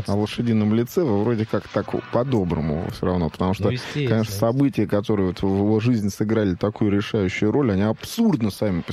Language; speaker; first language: Russian; native; Russian